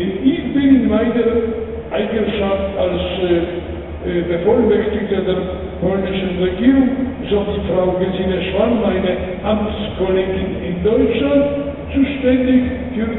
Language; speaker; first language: German; non-native, fluent; Polish